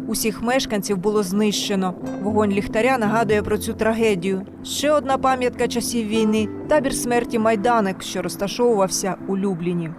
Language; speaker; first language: Ukrainian; native; Ukrainian